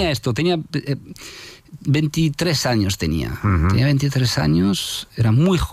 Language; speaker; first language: Spanish; non-native, fluent; French